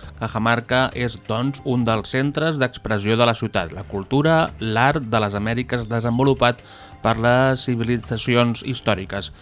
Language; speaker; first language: Catalan; native; Catalan